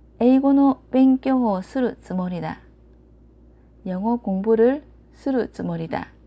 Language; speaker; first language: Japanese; non-native, learner; Korean